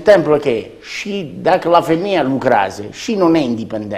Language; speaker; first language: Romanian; non-native, learner; Italian